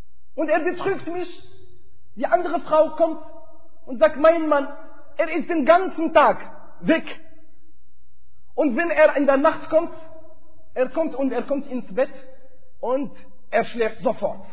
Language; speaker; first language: German; non-native, fluent; Arabic